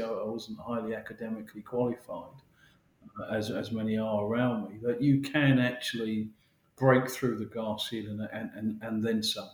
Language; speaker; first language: English; native; English